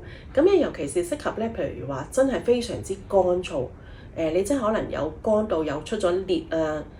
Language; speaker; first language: Cantonese; native; Cantonese